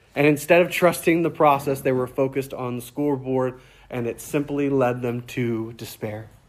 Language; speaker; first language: English; native; English